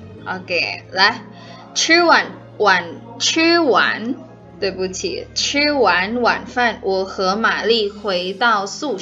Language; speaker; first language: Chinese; non-native, fluent; Indonesian